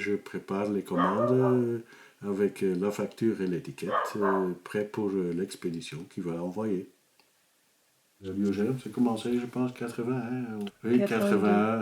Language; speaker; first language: French; non-native, fluent; Dutch